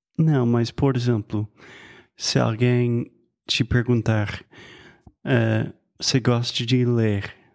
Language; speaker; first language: Portuguese; non-native, fluent; English